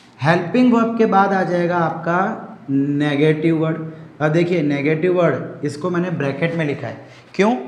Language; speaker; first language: Hindi; native; Hindi